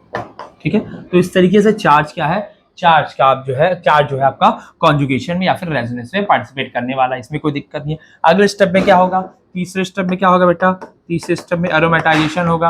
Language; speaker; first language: Hindi; native; Hindi